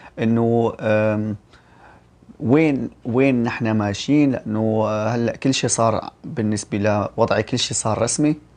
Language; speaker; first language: Arabic; native; Arabic